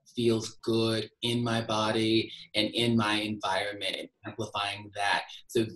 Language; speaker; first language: English; native; English